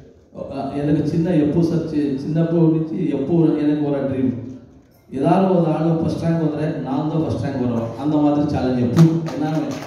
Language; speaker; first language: Tamil; non-native, learner; Kannada